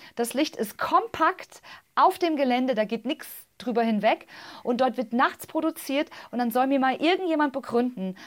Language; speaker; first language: German; native; German